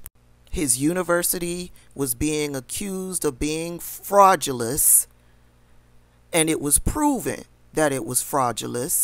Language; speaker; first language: English; native; English